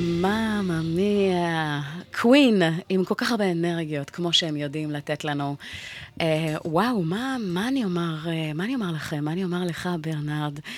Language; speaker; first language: Hebrew; native; Hebrew